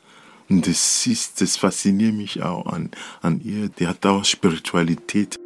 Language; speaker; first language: German; non-native, learner; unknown